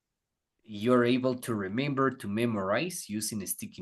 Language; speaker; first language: English; non-native, fluent; Spanish